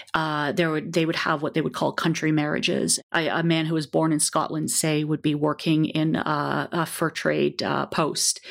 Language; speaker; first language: English; native; English